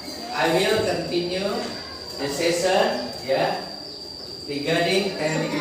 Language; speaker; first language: English; non-native, learner; Indonesian